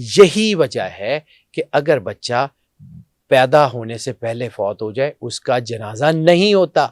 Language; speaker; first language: Urdu; non-native, local second language; Punjabi